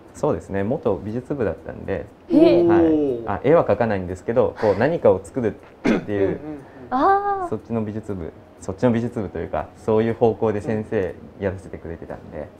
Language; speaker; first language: Japanese; native; Japanese